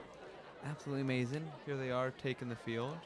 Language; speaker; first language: English; native; English